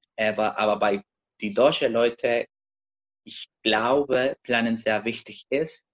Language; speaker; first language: German; non-native, learner; Spanish